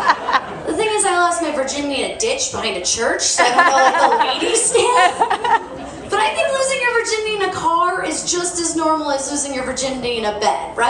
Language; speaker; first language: English; native; English